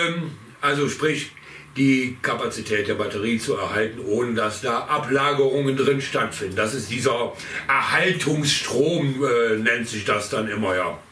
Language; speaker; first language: German; native; German